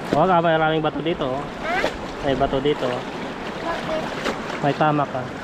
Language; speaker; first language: Filipino; non-native, local second language; Iloko